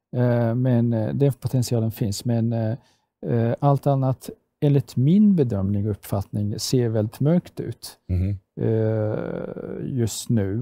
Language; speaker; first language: Swedish; non-native, fluent; Persian